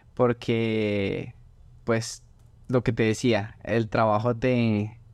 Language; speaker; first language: Spanish; native; Spanish